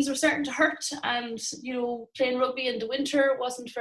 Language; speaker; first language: English; native; English